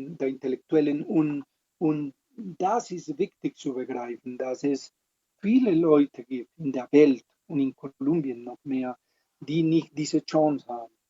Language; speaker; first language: German; non-native, fluent; Spanish